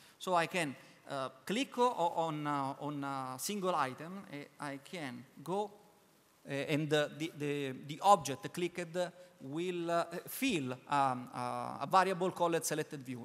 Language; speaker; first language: English; non-native, learner; Italian